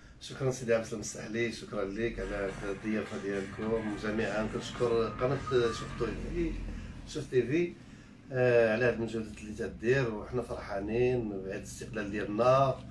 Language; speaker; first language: Arabic; native; Arabic